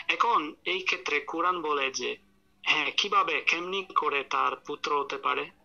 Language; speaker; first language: Bangla; non-native, fluent; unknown